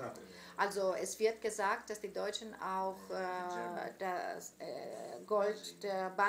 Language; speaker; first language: German; non-native, fluent; Greek